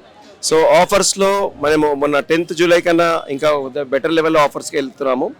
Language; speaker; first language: Telugu; native; Telugu